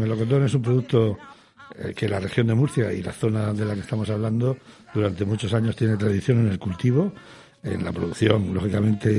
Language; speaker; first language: Spanish; native; Spanish